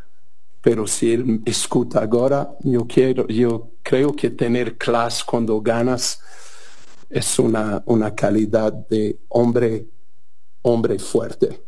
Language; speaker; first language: Spanish; non-native, fluent; Portuguese